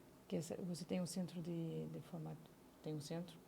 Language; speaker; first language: Portuguese; non-native, fluent; French